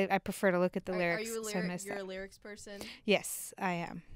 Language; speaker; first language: English; native; English